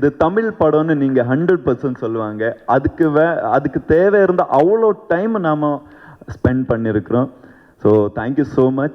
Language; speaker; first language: Tamil; non-native, learner; Kannada